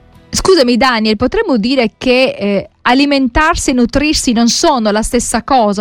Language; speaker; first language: Italian; native; Italian